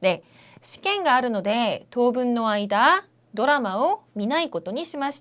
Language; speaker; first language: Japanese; non-native, fluent; Korean